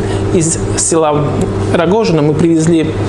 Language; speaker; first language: Russian; native; Russian